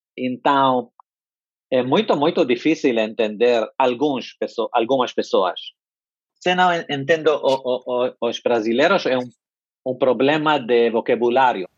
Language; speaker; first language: Portuguese; non-native, fluent; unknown